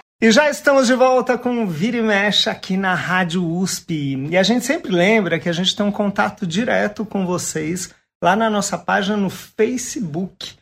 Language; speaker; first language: Portuguese; native; Portuguese